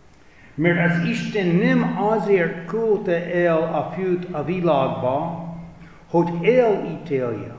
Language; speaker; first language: Hungarian; non-native, fluent; English